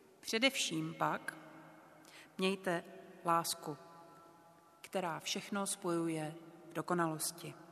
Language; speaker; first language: Czech; native; Czech